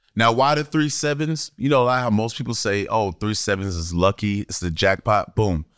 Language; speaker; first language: English; native; English